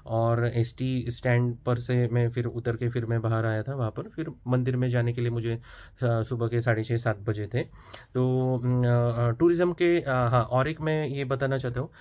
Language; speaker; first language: Hindi; non-native, local second language; Marathi